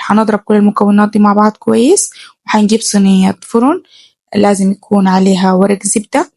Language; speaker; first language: Arabic; native; Arabic